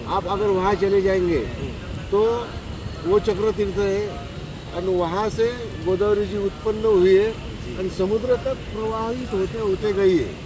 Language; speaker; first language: Hindi; non-native, local second language; Marathi